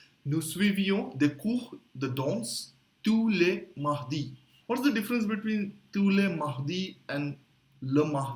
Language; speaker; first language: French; non-native, fluent; Hindi